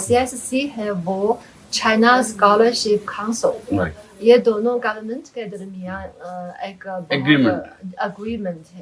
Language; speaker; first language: Hindi; non-native, fluent; Chinese